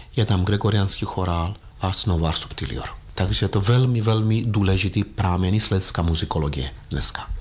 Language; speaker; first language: Czech; non-native, fluent; Greek